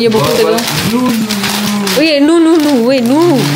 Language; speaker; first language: French; non-native, learner; Indonesian